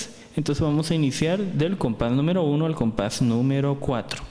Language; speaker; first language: Spanish; native; Spanish